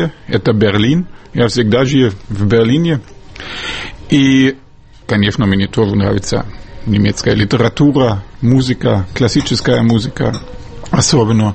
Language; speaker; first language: Russian; non-native, fluent; German